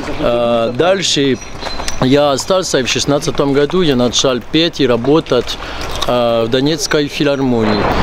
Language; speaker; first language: Russian; non-native, fluent; French